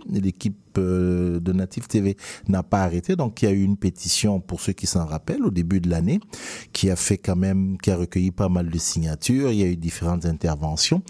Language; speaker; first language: French; non-native, local second language; Duala